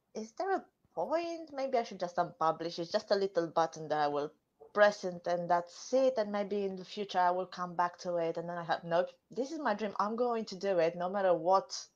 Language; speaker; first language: English; non-native, fluent; Romanian